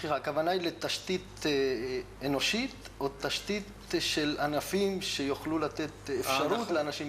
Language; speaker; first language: Hebrew; native; Hebrew